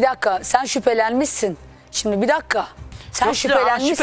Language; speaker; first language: Turkish; native; Turkish